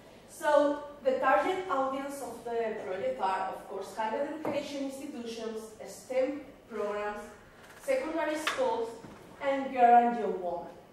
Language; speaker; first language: English; non-native, fluent; Spanish